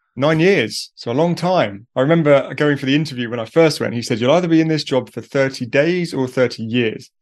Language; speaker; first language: English; native; English